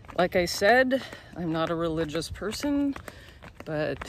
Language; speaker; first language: English; native; English